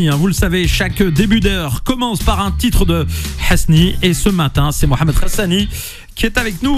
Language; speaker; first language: French; native; French